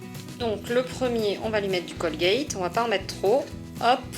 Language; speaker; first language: French; native; French